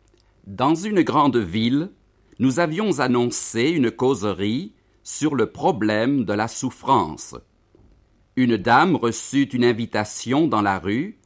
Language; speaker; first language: French; native; French